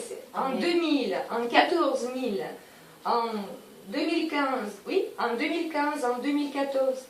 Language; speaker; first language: French; non-native, fluent; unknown